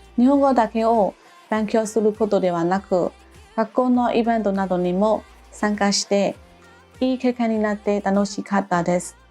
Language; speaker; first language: Japanese; non-native, fluent; Burmese